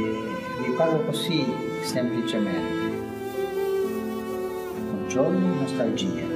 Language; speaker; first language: Italian; non-native, fluent; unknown